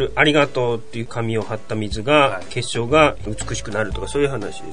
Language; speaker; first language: Japanese; native; Japanese